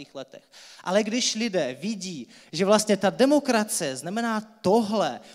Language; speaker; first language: Czech; non-native, fluent; Russian